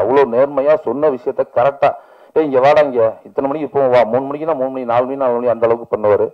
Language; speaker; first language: Tamil; native; Tamil